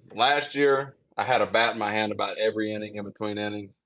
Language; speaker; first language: English; native; English